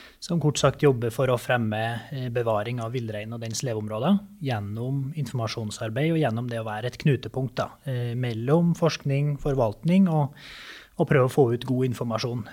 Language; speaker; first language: Norwegian; native; Norwegian